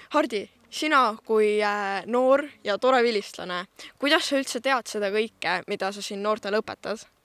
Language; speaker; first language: Estonian; native; Estonian